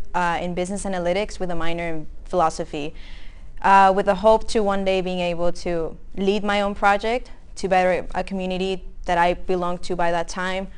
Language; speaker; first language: English; early bilingual, other home language; Spanish